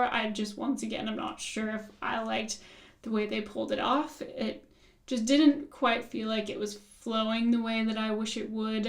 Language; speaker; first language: English; native; English